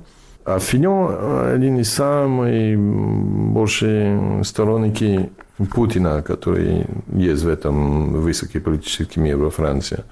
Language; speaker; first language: Russian; non-native, fluent; English